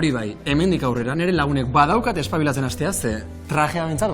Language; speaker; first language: Basque; native; Basque